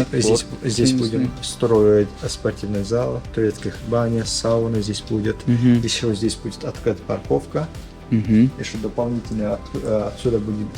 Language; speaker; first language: Russian; non-native, learner; Turkish